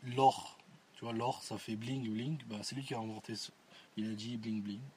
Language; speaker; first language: French; early bilingual, other home language; Arabic